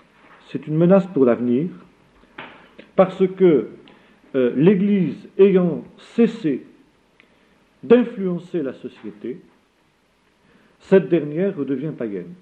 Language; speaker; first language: French; native; French